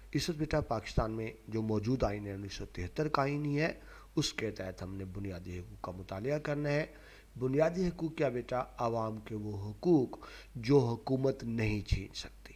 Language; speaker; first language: Urdu; non-native, local second language; Punjabi